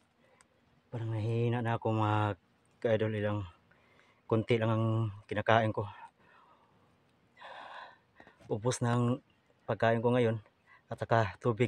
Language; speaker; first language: Filipino; non-native, local second language; Cebuano